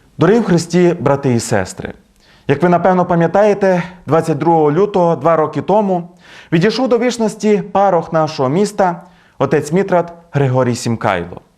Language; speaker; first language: Ukrainian; native; Ukrainian